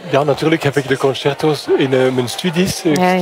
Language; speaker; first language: Dutch; non-native, fluent; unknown